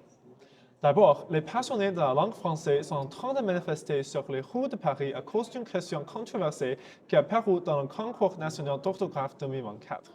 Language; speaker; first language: French; non-native, learner; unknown